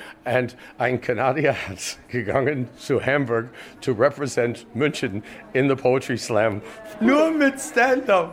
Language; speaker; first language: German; non-native, learner; English